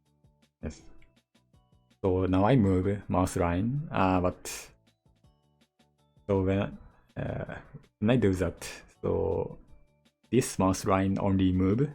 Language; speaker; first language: English; non-native, learner; Japanese